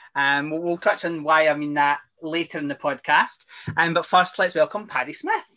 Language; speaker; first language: English; native; English